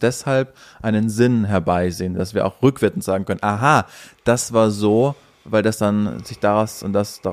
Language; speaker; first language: German; native; German